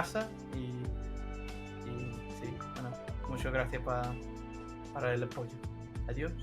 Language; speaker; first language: Spanish; non-native, learner; English